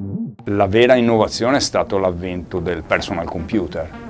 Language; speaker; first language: Italian; native; Italian